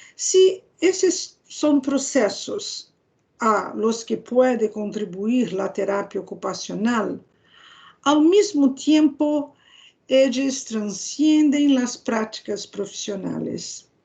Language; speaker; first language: Spanish; non-native, fluent; Portuguese